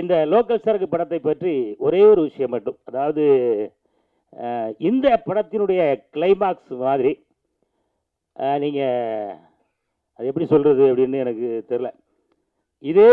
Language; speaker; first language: Tamil; native; Tamil